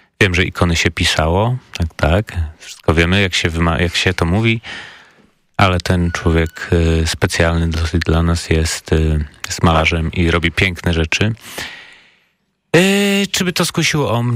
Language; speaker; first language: Polish; native; Polish